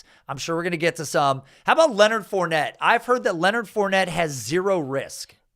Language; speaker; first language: English; native; English